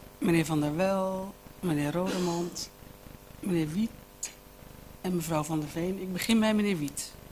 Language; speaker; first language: Dutch; native; Dutch